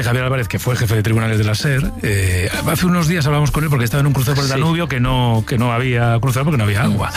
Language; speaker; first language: Spanish; native; Spanish